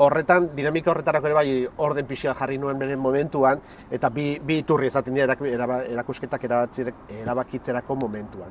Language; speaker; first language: Basque; native; Basque